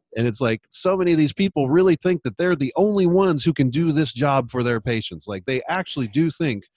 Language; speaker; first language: English; native; English